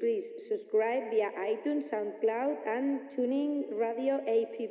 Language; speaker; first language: English; non-native, fluent; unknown